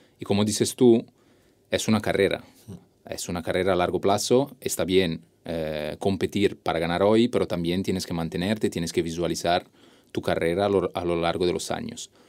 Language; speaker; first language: Spanish; non-native, fluent; Italian